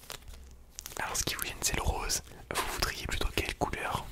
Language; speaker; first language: French; native; French